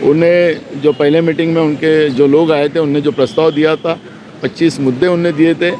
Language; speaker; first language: Hindi; non-native, local second language; Marathi